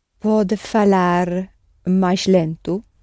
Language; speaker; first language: Portuguese; non-native, learner; English